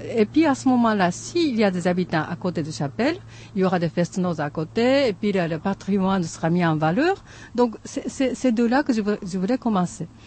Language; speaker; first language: French; non-native, fluent; Japanese